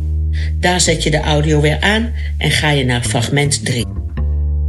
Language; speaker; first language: Dutch; native; Dutch